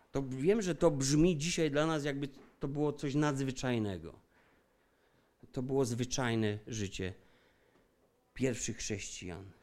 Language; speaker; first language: Polish; native; Polish